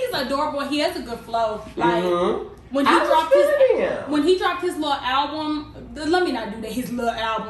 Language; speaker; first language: English; native; English